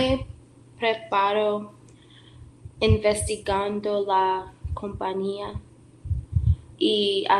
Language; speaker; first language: Spanish; non-native, learner; English